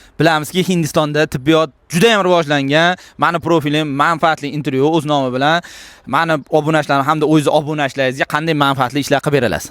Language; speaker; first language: Uzbek; native; Uzbek